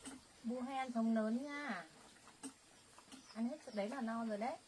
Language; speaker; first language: Vietnamese; native; Vietnamese